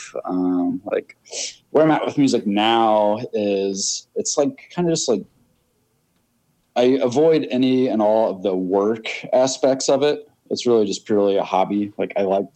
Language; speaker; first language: English; native; English